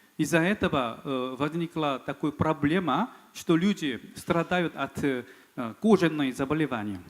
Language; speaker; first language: Russian; non-native, fluent; Korean